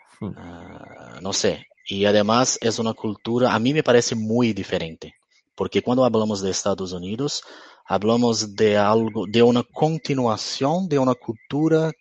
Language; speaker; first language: Spanish; non-native, fluent; Portuguese